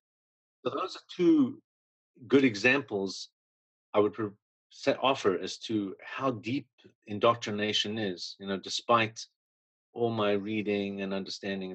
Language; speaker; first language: English; native; English